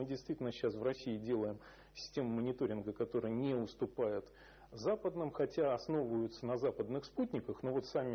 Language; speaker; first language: Russian; native; Russian